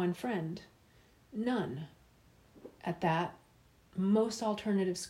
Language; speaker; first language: English; native; English